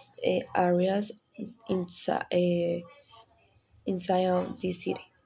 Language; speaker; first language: English; non-native, learner; Spanish